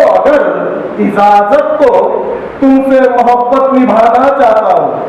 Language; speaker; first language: Hindi; non-native, local second language; Marathi